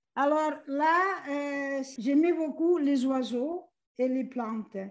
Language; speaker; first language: French; non-native, fluent; Spanish